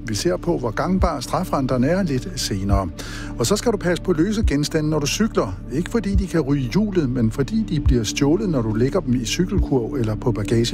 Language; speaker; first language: Danish; native; Danish